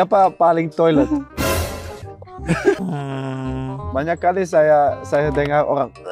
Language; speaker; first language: Indonesian; non-native, learner; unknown